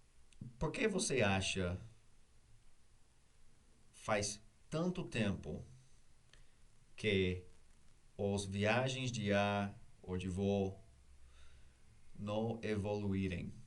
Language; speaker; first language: Portuguese; non-native, learner; English